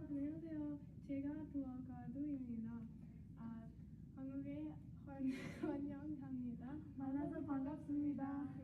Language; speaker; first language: Korean; non-native, learner; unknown